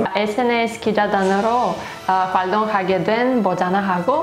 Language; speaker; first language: Korean; non-native, fluent; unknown